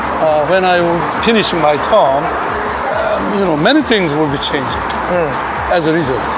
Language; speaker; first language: English; non-native, learner; Korean